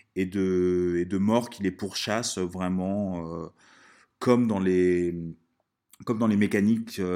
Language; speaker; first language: French; early bilingual, other home language; Italian